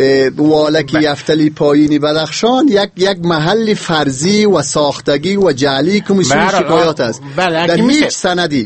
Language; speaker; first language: Persian; native; Persian